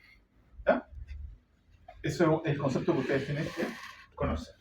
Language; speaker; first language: Spanish; native; Spanish